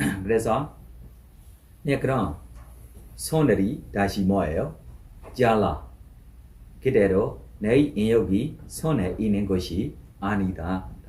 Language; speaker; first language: Korean; non-native, learner; Burmese